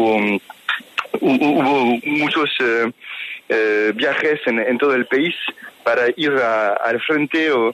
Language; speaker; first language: Spanish; non-native, fluent; French